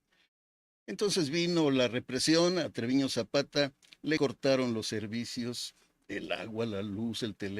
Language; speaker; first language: Spanish; native; Spanish